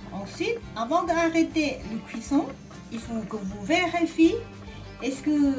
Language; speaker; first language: French; non-native, learner; Thai